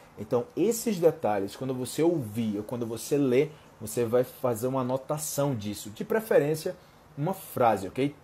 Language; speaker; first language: Portuguese; native; Portuguese